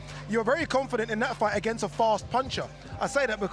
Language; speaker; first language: English; native; English